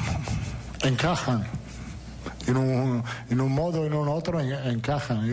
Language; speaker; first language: Portuguese; non-native, learner; Italian